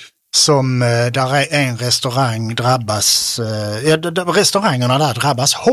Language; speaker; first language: Swedish; native; Swedish